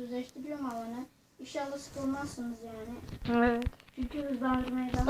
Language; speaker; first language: Turkish; native; Turkish